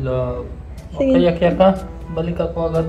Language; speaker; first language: Filipino; non-native, learner; Punjabi